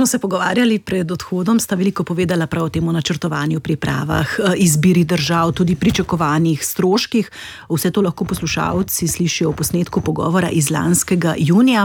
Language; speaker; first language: Slovenian; native; Slovenian